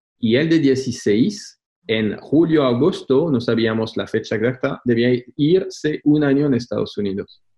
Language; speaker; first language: Spanish; non-native, fluent; French